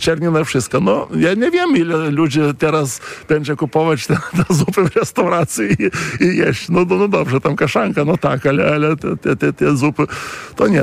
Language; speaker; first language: Polish; non-native, fluent; Lithuanian